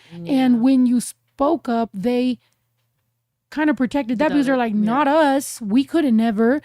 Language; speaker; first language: English; early bilingual, other home language; Spanish